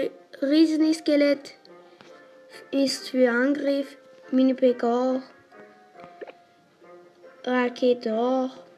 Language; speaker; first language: German; non-native, local second language; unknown